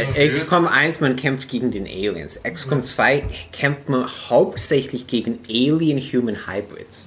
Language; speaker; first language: German; non-native, fluent; English